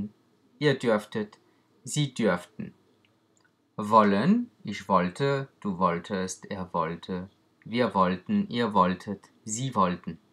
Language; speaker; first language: German; non-native, fluent; French